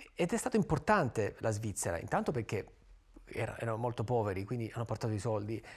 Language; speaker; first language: Italian; native; Italian